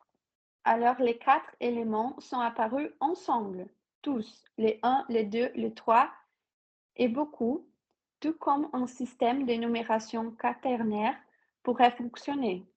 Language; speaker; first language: French; non-native, fluent; Portuguese